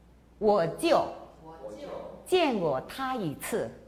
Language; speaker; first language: Chinese; non-native, fluent; Korean